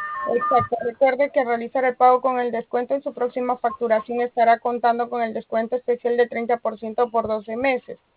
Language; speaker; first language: Spanish; native; Spanish